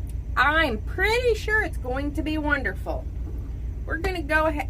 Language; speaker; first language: English; native; English